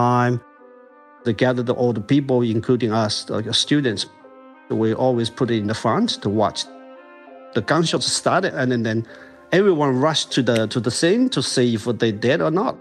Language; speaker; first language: English; non-native, fluent; Chinese